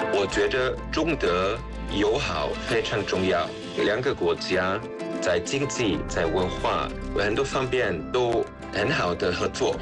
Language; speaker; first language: Chinese; non-native, fluent; German